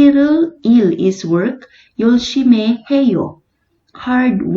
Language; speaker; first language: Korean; non-native, fluent; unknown